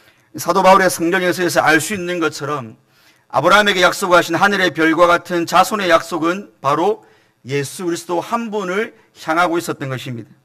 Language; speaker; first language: Korean; native; Korean